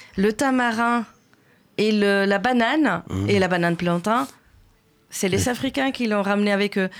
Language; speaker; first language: French; non-native, fluent; Spanish